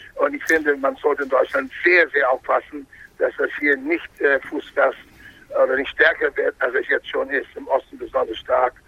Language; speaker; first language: German; non-native, fluent; English